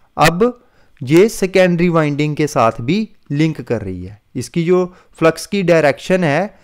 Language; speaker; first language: Hindi; non-native, local second language; Punjabi